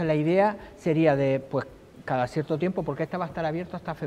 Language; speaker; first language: Spanish; native; Spanish